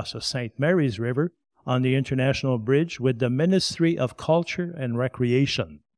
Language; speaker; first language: English; non-native, fluent; French